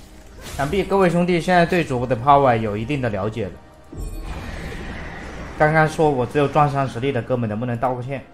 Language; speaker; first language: Chinese; native; Chinese